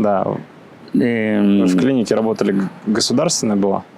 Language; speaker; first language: Russian; native; Russian